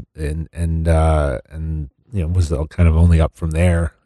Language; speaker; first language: English; native; English